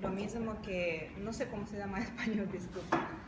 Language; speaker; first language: Spanish; non-native, fluent; Japanese